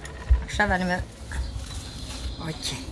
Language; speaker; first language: Hebrew; non-native, fluent; Amharic